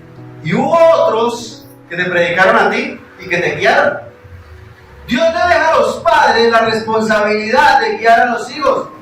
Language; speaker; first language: Spanish; native; Spanish